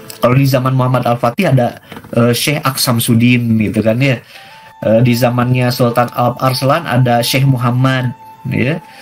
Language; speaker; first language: Indonesian; non-native, local second language; Sundanese